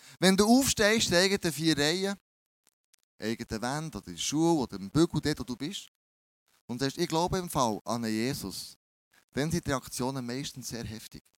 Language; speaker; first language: German; native; German